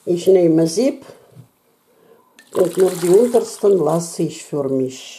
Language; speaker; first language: German; non-native, learner; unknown